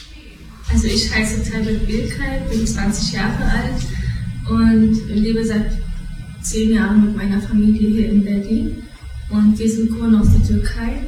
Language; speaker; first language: German; early bilingual, other home language; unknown